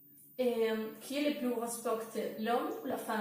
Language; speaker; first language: French; non-native, local second language; Arabic